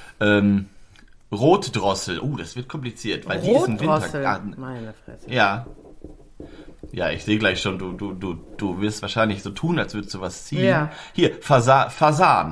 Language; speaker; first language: German; native; German